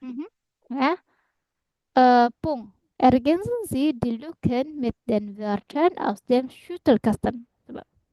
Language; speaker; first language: German; non-native, fluent; Indonesian